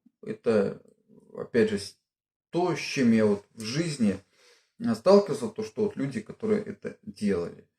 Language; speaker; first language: Russian; native; Russian